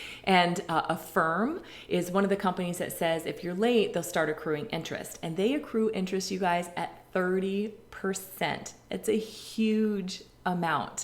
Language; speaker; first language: English; native; English